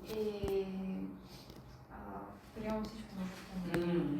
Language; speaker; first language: French; non-native, learner; Bulgarian